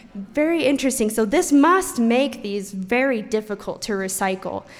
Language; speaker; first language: English; native; English